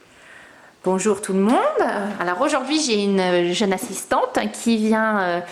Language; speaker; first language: French; native; French